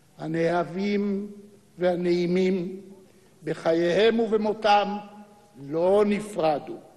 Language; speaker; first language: Hebrew; native; Hebrew